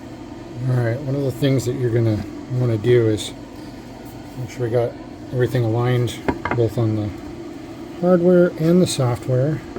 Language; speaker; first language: English; native; English